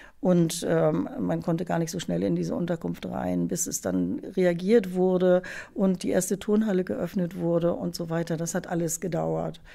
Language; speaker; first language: German; native; German